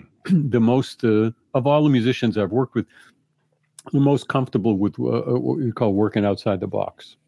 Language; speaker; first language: English; native; English